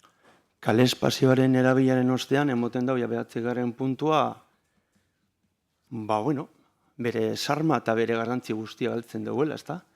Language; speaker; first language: Basque; native; Basque